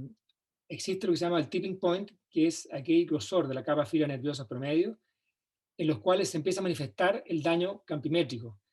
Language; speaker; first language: Spanish; native; Spanish